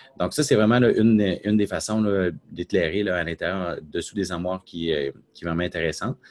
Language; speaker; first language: French; native; French